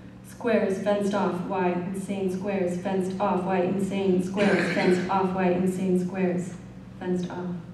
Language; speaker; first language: English; native; English